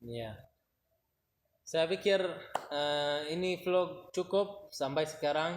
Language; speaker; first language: Indonesian; non-native, learner; Arabic